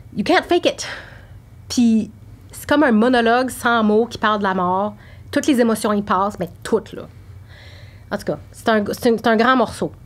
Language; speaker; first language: French; native; French